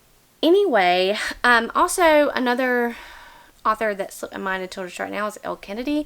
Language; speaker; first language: English; native; English